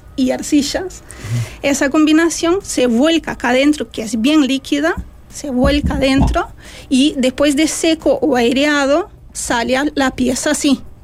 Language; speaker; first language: Spanish; non-native, fluent; Portuguese